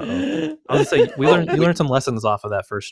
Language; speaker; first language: English; native; English